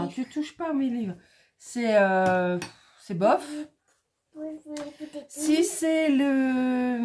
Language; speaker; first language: French; native; French